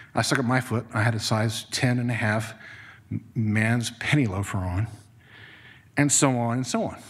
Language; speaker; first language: English; native; English